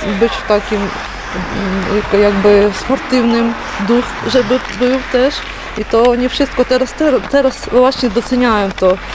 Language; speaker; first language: Polish; non-native, learner; Ukrainian